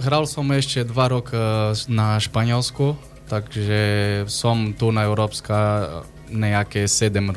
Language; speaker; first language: Slovak; non-native, learner; Portuguese